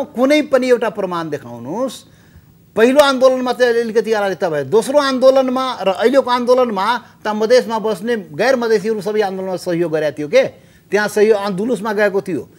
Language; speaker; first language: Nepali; non-native, local second language; Maithili